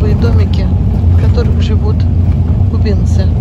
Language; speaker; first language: Russian; native; Russian